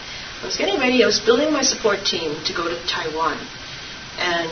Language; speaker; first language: English; native; English